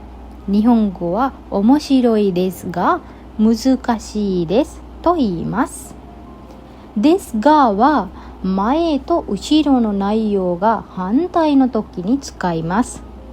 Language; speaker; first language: Japanese; non-native, fluent; Sinhala